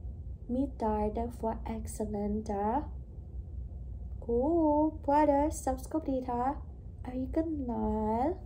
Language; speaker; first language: Spanish; non-native, learner; English